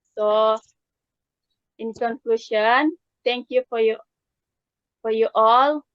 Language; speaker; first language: English; non-native, learner; Malay